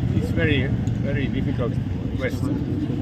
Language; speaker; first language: English; non-native, learner; Finnish